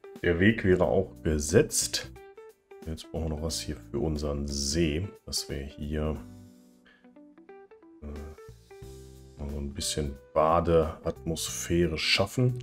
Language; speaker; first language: German; native; German